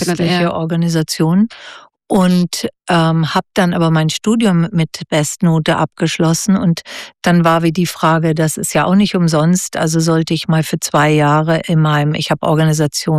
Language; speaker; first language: German; native; German